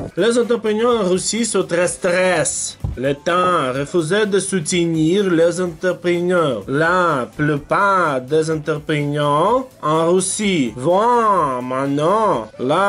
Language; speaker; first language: French; non-native, learner; Russian